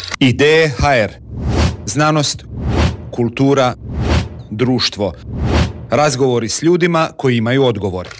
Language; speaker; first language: Croatian; native; Croatian